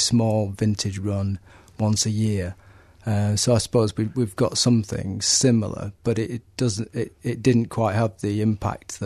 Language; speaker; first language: English; native; English